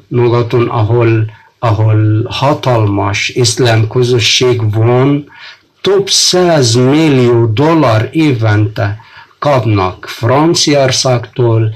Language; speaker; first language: Hungarian; non-native, fluent; Arabic